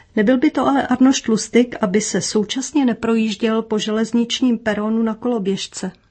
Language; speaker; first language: Czech; native; Czech